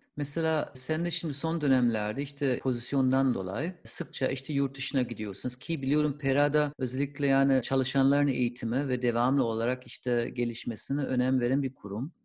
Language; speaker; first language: Turkish; non-native, fluent; German